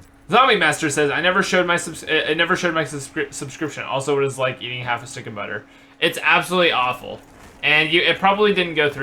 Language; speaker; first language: English; native; English